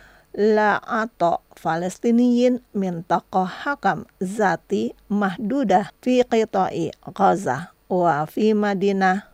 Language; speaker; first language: Arabic; non-native, fluent; Indonesian